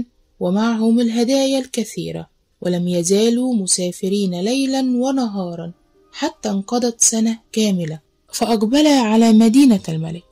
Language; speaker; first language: Arabic; native; Arabic